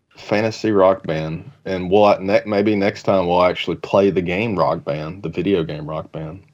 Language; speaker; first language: English; native; English